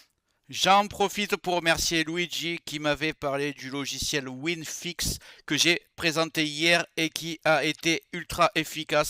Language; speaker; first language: French; native; French